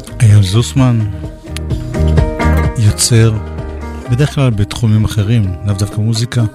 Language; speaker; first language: Hebrew; native; Hebrew